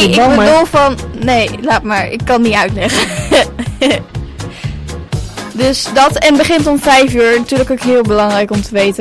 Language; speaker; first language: Dutch; native; Dutch